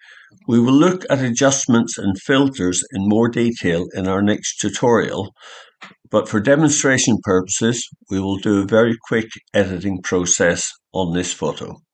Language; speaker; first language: English; native; English